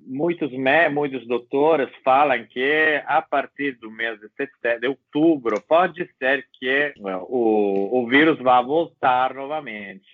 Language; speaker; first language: Portuguese; non-native, learner; Italian